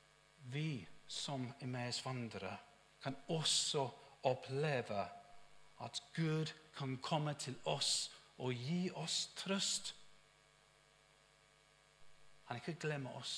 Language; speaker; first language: Norwegian; non-native, fluent; English